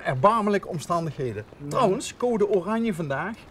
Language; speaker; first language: Dutch; native; Dutch